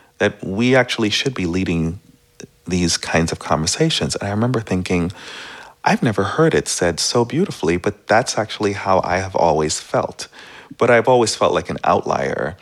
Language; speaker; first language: English; native; English